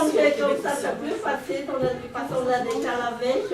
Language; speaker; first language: French; non-native, learner; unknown